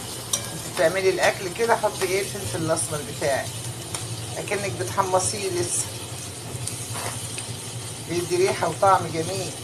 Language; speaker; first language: Arabic; native; Arabic